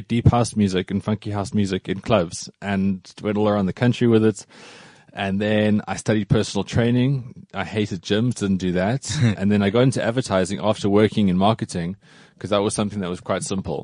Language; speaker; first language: English; native; English